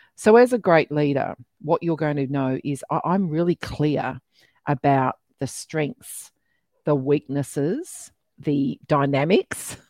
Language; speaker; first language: English; native; English